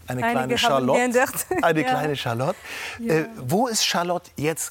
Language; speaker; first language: German; native; German